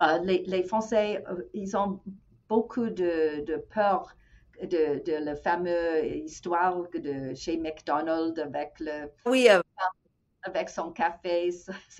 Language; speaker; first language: French; non-native, fluent; English